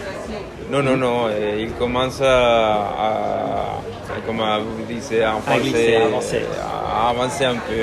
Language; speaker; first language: French; non-native, learner; Spanish